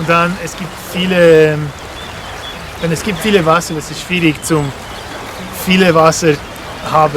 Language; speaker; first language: German; non-native, learner; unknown